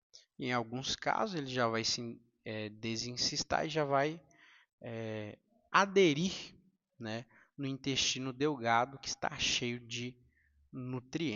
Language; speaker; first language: Portuguese; native; Portuguese